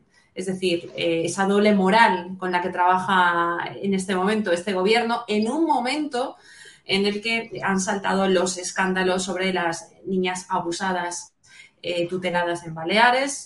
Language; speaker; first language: Spanish; native; Spanish